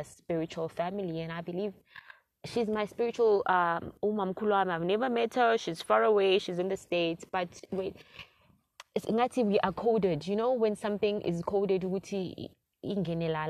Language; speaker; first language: English; non-native, local second language; Zulu